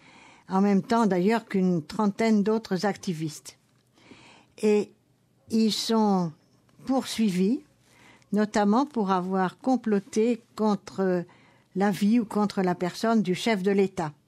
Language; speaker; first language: French; native; French